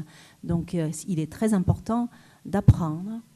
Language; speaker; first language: French; non-native, fluent; Chinese